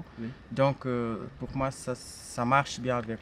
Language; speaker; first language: French; non-native, learner; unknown